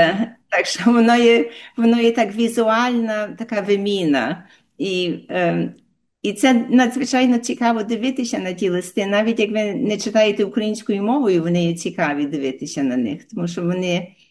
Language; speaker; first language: Ukrainian; early bilingual, heritage; Ukrainian